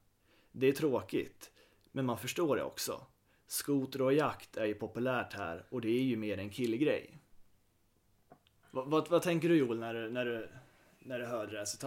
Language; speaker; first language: Swedish; native; Swedish